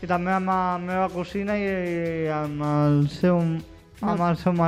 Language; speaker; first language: Catalan; non-native, local second language; Spanish